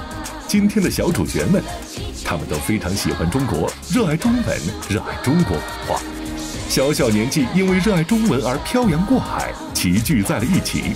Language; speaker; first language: Chinese; native; Chinese